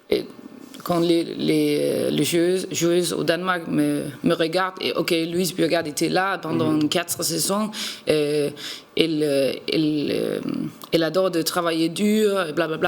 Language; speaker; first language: French; non-native, learner; Danish